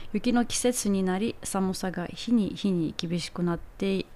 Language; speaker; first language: Japanese; non-native, fluent; Armenian